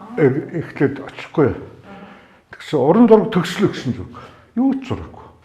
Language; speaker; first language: Mongolian; native; Mongolian